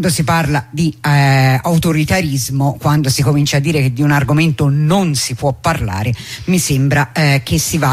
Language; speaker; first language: Italian; native; Italian